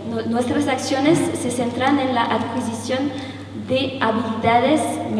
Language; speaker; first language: Spanish; non-native, learner; French